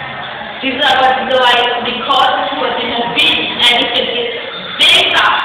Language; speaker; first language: Danish; early bilingual, other home language; Polish